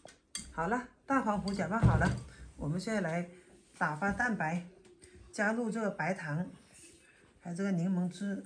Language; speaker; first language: Chinese; native; Chinese